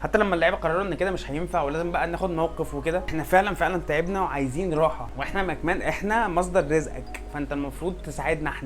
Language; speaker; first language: Arabic; native; Arabic